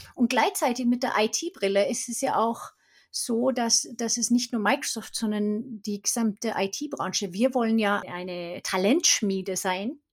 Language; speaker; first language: German; non-native, fluent; Swedish